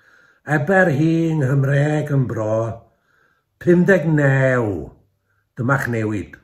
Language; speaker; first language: Welsh; native; Welsh